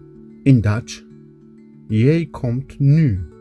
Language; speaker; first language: Dutch; non-native, learner; Kurdish